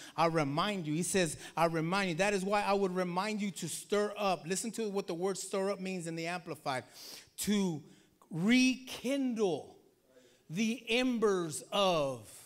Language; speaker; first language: English; early bilingual, other home language; Spanish